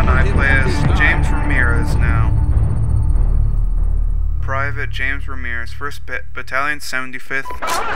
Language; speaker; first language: English; native; English